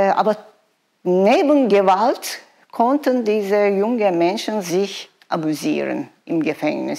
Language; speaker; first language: German; non-native, fluent; Turkish